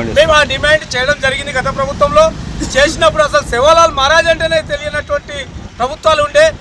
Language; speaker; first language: Telugu; non-native, local second language; Lambadi